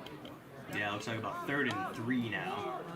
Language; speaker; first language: English; native; English